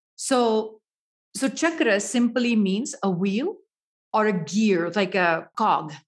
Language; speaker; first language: English; non-native, local second language; Marathi